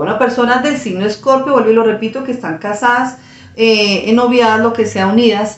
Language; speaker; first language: Spanish; native; Spanish